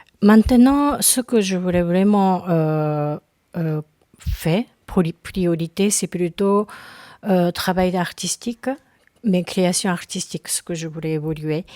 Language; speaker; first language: French; non-native, learner; Japanese